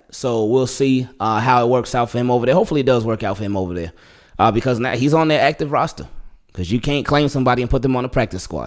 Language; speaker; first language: English; native; English